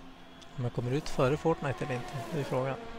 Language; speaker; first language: Swedish; native; Swedish